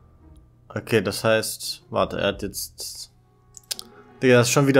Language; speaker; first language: German; native; German